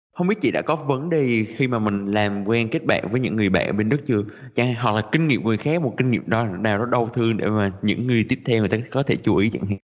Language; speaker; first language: Vietnamese; native; Vietnamese